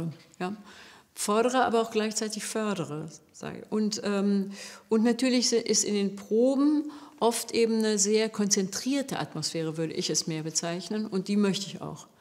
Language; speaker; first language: German; native; German